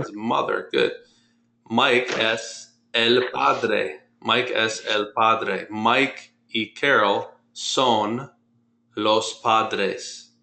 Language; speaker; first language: Spanish; non-native, fluent; English